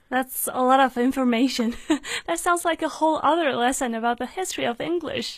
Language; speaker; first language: English; non-native, fluent; Chinese